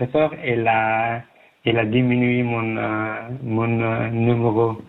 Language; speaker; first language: French; non-native, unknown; Persian